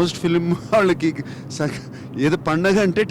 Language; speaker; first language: Telugu; native; Telugu